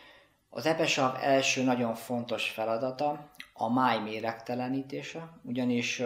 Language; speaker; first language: Hungarian; native; Hungarian